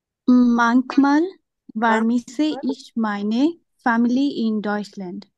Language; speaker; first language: German; non-native, learner; Bangla